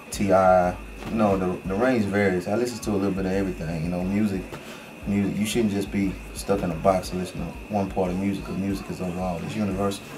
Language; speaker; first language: English; native; English